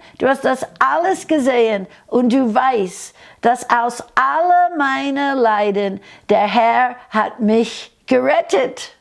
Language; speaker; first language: German; non-native, fluent; English